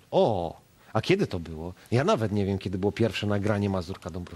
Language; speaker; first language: Polish; native; Polish